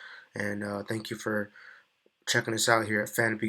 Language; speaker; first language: English; native; English